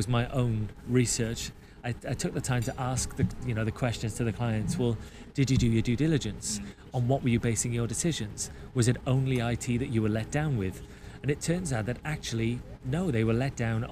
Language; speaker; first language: English; native; English